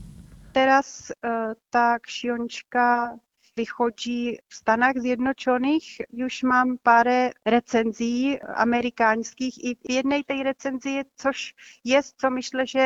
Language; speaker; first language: Polish; non-native, fluent; Czech